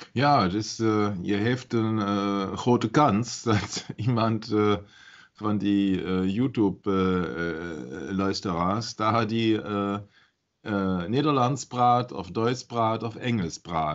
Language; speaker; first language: Dutch; non-native, learner; German